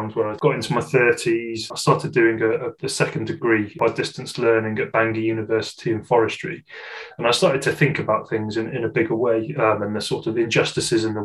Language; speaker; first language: English; native; English